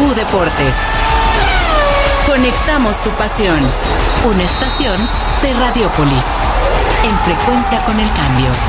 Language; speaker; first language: Spanish; native; Spanish